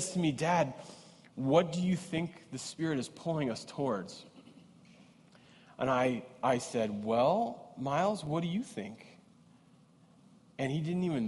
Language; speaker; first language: English; native; English